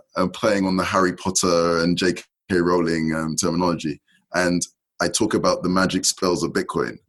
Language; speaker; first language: English; native; English